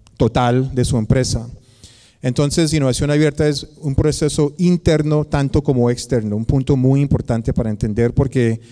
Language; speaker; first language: Spanish; early bilingual, heritage; Spanish